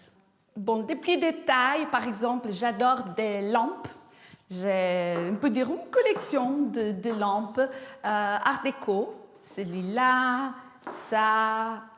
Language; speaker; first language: French; non-native, fluent; Portuguese